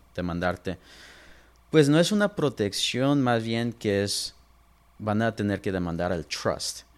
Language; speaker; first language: Spanish; early bilingual, heritage; Spanish